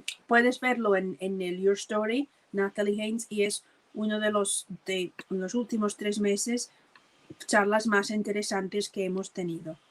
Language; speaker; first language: Spanish; non-native, fluent; English